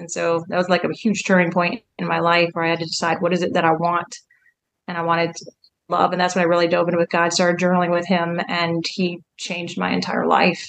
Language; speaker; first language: English; native; English